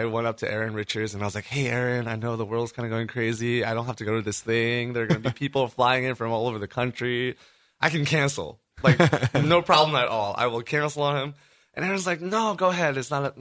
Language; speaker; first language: English; native; English